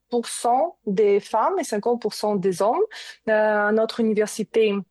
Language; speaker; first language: French; non-native, learner; Ukrainian